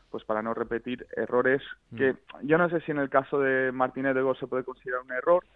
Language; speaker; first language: Spanish; native; Spanish